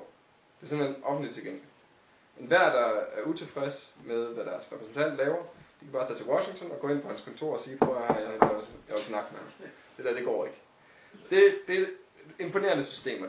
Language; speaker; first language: Danish; native; Danish